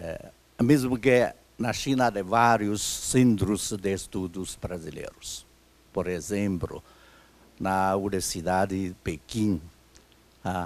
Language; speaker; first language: Portuguese; non-native, fluent; Chinese